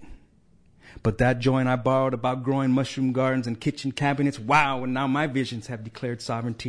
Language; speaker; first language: English; native; English